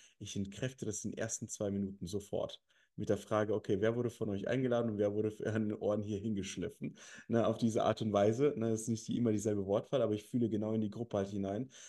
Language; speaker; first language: German; early bilingual, other home language; Russian